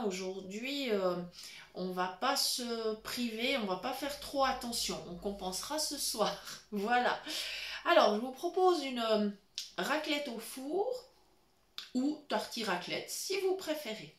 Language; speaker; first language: French; native; French